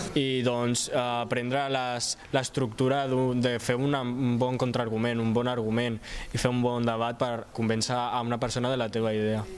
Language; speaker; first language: Catalan; non-native, local second language; Spanish